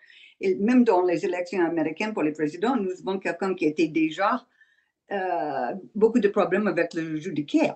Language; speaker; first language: French; non-native, learner; English